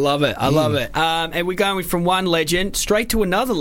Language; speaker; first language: English; native; English